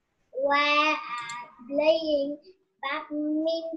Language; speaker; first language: English; non-native, learner; Vietnamese